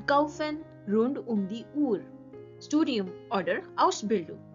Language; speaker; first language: German; non-native, fluent; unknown